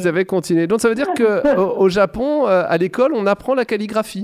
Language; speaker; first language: French; native; French